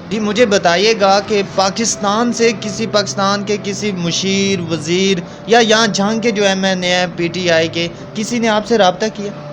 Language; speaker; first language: Urdu; non-native, local second language; Punjabi